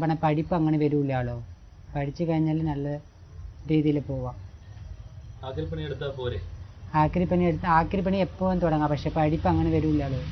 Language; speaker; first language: Malayalam; non-native, learner; Tamil